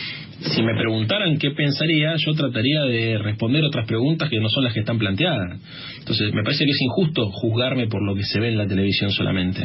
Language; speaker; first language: Spanish; native; Spanish